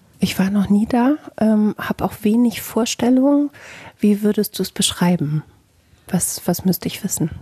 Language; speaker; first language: German; native; German